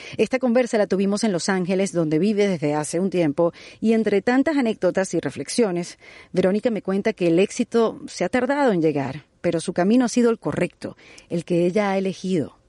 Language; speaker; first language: Spanish; native; Spanish